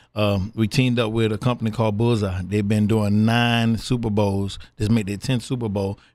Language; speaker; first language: English; native; English